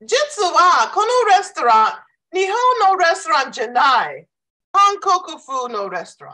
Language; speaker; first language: Japanese; non-native, fluent; English